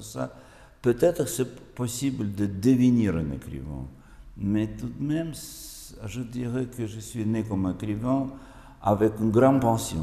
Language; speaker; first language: French; non-native, fluent; Russian